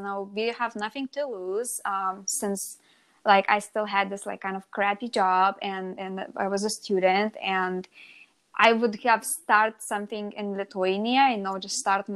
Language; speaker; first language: English; non-native, fluent; Lithuanian